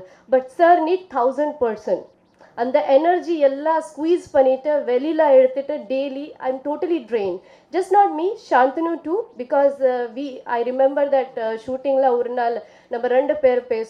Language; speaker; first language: Tamil; non-native, fluent; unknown